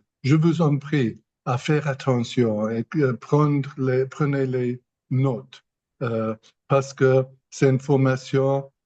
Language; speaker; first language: French; non-native, fluent; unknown